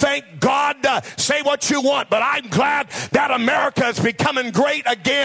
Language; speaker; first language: English; native; English